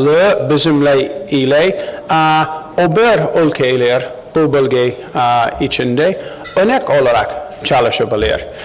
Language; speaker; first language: Turkish; non-native, learner; English